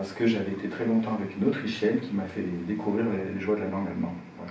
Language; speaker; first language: French; native; French